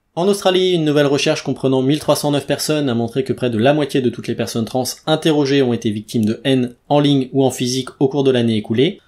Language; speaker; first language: French; native; French